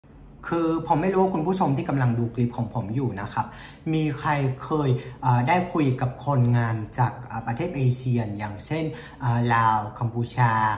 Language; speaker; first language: Thai; non-native, fluent; Vietnamese